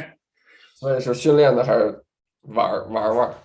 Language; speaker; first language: Chinese; native; Chinese